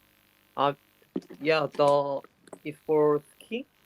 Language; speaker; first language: English; non-native, learner; Korean